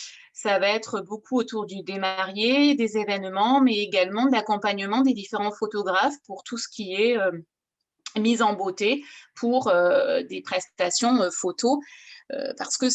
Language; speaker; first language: French; native; French